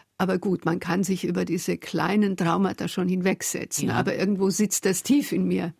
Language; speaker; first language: German; early bilingual, other home language; Hungarian